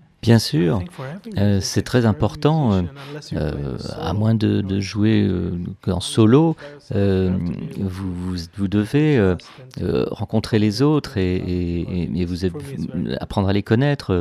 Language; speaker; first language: French; non-native, fluent; Hebrew